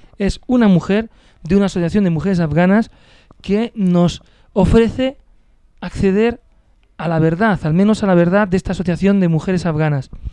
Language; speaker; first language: Spanish; native; Spanish